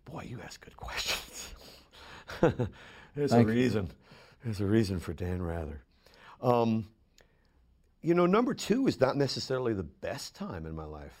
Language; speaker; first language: English; native; English